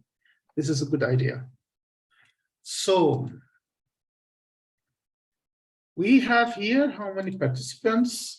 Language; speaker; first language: English; non-native, fluent; Arabic